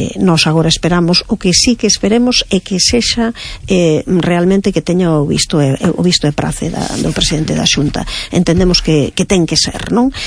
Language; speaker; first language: Galician; native; Galician